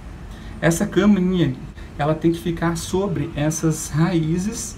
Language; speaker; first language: Portuguese; native; Portuguese